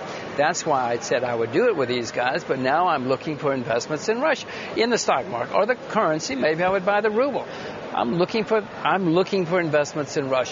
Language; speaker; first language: English; native; English